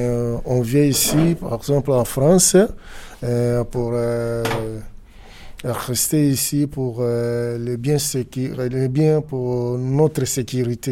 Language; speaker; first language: French; non-native, learner; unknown